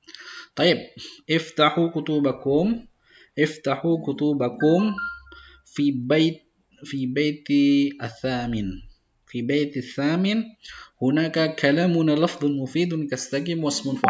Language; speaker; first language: Arabic; non-native, fluent; Indonesian